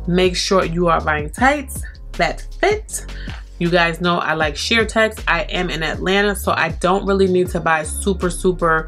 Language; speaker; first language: English; native; English